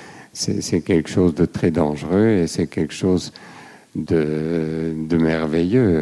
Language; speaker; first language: French; non-native, fluent; German